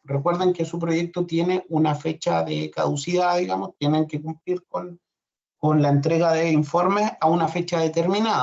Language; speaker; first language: Spanish; native; Spanish